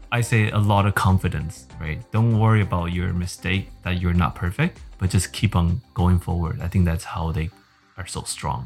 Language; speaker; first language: English; early bilingual, other home language; Chinese